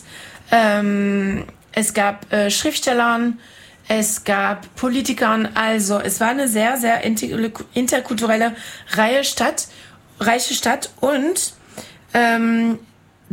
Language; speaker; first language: German; non-native, fluent; French